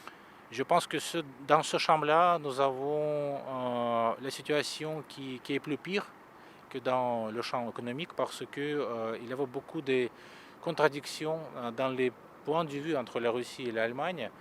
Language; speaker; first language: French; non-native, fluent; Russian